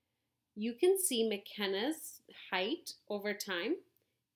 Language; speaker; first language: English; native; English